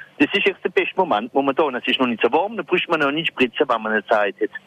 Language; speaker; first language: German; non-native, local second language; French